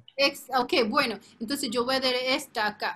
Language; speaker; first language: Spanish; non-native, fluent; Korean